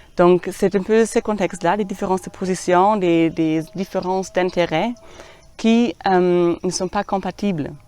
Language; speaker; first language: French; non-native, fluent; German